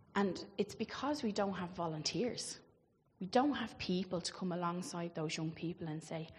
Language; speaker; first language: English; native; English